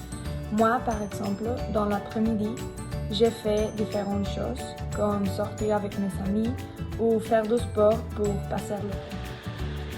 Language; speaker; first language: French; non-native, learner; Spanish